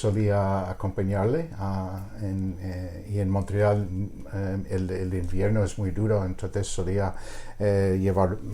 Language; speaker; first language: Spanish; non-native, fluent; English